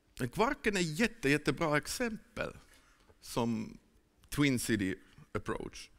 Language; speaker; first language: Swedish; non-native, fluent; Finnish